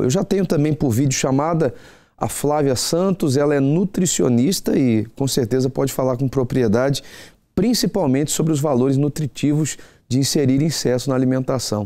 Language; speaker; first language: Portuguese; native; Portuguese